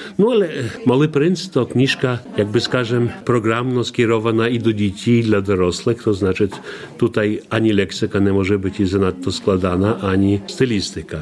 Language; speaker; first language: Polish; non-native, local second language; Ukrainian